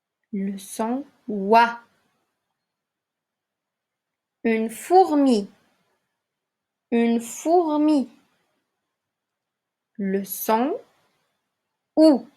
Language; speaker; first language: French; non-native, local second language; Arabic